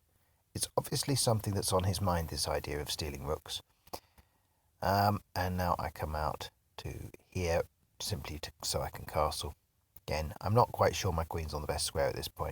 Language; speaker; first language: English; native; English